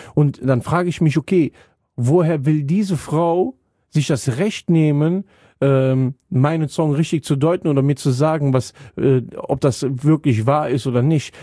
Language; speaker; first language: German; native; German